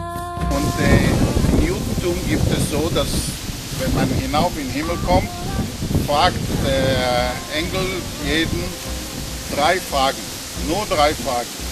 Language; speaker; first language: German; non-native, fluent; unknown